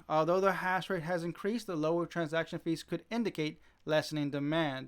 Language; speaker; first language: English; native; English